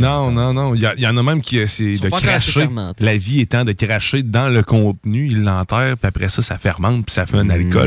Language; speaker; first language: French; native; French